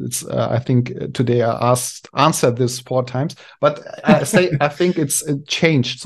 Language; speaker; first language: English; non-native, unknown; German